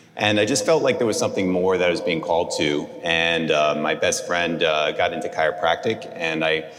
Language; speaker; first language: English; native; English